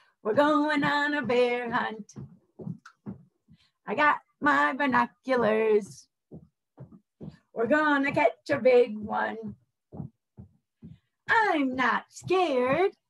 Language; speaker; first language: English; native; English